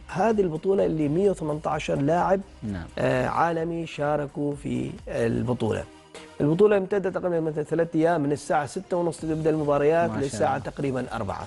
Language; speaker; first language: Arabic; native; Arabic